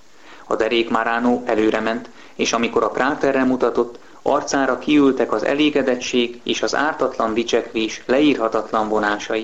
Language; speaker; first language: Hungarian; native; Hungarian